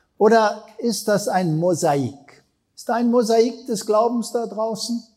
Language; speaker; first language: German; non-native, fluent; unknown